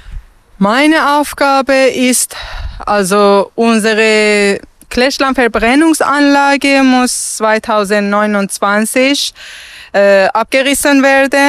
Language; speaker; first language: German; non-native, learner; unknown